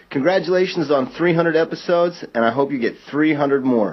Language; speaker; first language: English; non-native, fluent; Japanese